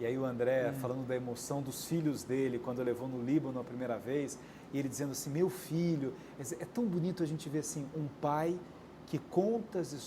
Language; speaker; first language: Portuguese; native; Portuguese